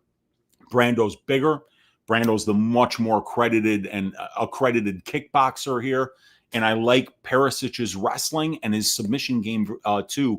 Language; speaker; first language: English; native; English